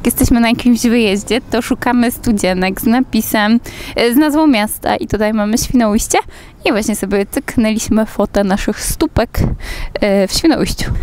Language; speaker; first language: Polish; native; Polish